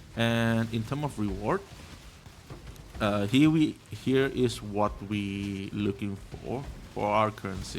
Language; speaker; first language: English; non-native, fluent; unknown